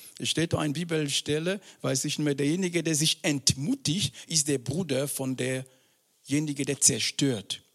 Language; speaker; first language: German; non-native, fluent; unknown